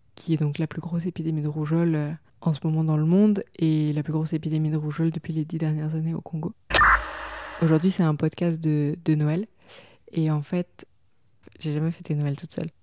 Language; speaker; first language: French; native; French